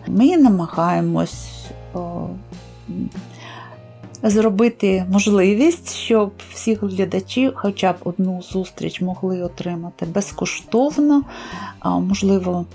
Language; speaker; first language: Ukrainian; native; Ukrainian